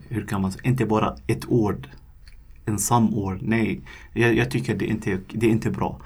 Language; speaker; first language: Swedish; non-native, fluent; Arabic